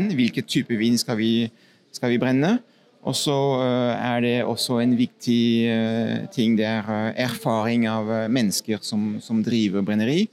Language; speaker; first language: Norwegian; non-native, fluent; French